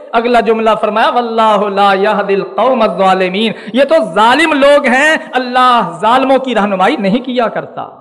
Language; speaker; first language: Urdu; non-native, local second language; Punjabi